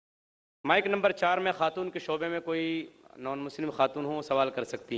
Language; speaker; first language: Hindi; native; Hindi